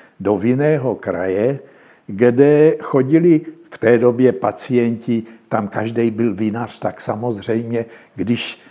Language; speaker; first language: Czech; native; Czech